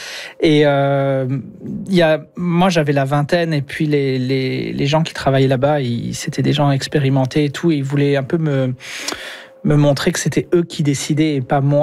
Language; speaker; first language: French; native; French